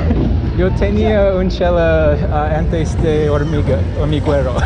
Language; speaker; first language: Spanish; non-native, learner; English